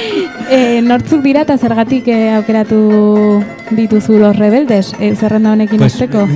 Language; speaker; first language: Basque; native; Basque